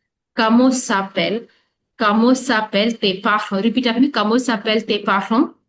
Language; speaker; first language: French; non-native, fluent; Hindi